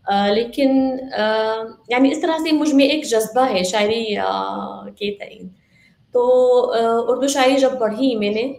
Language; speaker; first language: Hindi; non-native, fluent; Arabic